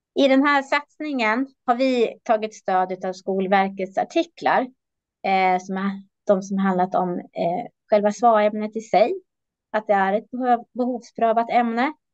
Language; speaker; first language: Swedish; native; Swedish